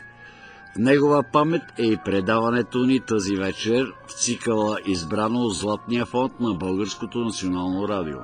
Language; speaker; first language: Bulgarian; native; Bulgarian